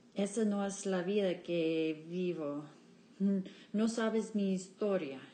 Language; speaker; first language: Spanish; non-native, learner; English